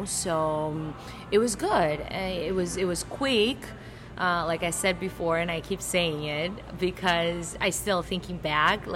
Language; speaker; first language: English; non-native, fluent; Greek